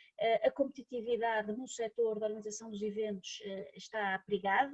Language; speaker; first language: Portuguese; native; Portuguese